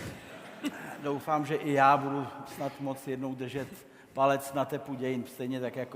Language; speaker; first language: Czech; native; Czech